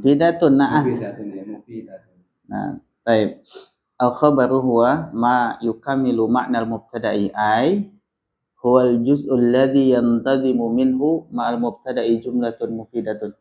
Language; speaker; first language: Arabic; non-native, fluent; Indonesian